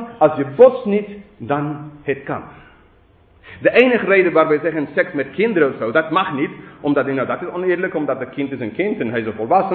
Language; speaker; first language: Dutch; non-native, fluent; English